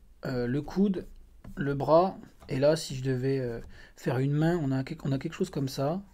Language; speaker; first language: French; native; French